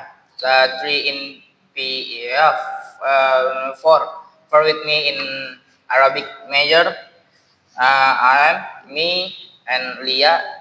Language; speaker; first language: English; non-native, learner; Indonesian